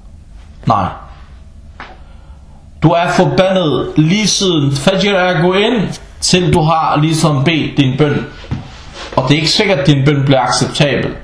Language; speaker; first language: Danish; non-native, fluent; Arabic